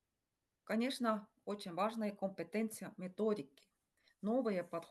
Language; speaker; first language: Russian; non-native, fluent; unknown